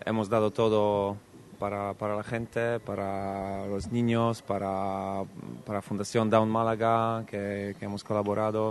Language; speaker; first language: Spanish; non-native, fluent; Polish